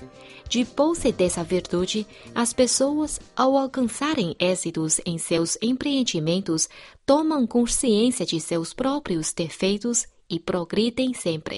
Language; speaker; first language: Portuguese; non-native, fluent; Chinese